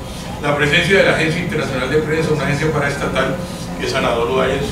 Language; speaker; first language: Spanish; native; Spanish